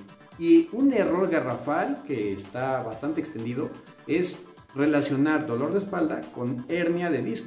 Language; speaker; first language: Spanish; native; Spanish